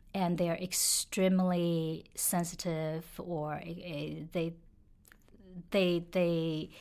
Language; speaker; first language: English; non-native, fluent; Chinese